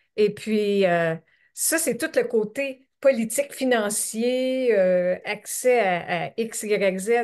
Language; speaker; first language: French; native; French